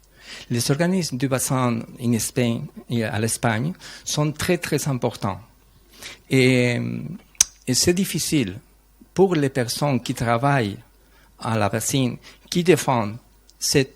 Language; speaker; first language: French; non-native, learner; Spanish